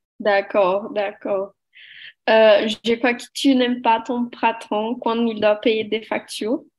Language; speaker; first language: French; non-native, learner; Portuguese